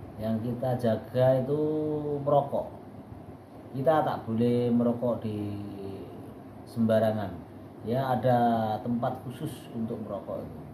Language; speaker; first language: Indonesian; native; Indonesian